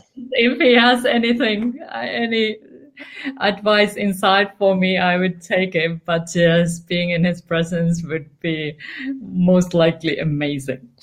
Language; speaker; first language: English; non-native, fluent; Finnish